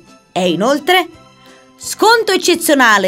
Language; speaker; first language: Italian; native; Italian